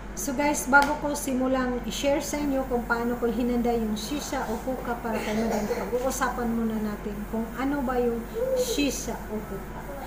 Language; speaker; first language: Filipino; non-native, local second language; Cebuano